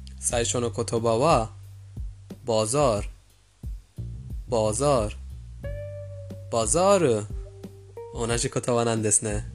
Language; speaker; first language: Japanese; non-native, fluent; Persian